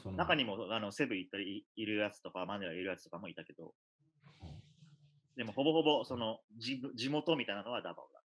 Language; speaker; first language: Japanese; early bilingual, other home language; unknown